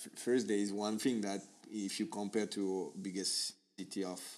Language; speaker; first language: English; non-native, fluent; French